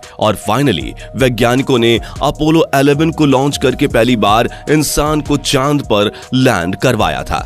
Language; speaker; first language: Hindi; native; Hindi